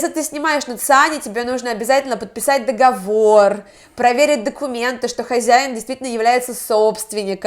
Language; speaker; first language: Russian; native; Russian